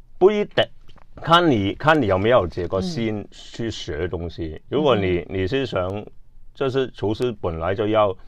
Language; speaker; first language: Chinese; non-native, local second language; Cantonese